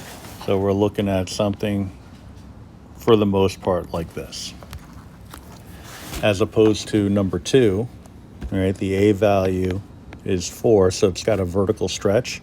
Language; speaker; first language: English; native; English